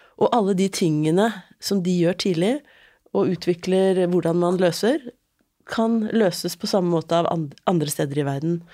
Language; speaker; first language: Norwegian; native; Norwegian